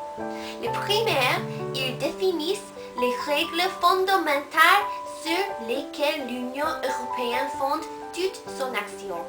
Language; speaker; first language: French; non-native, learner; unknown